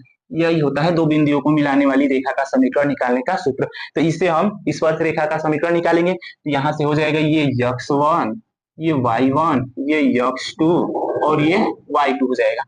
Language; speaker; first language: Hindi; native; Hindi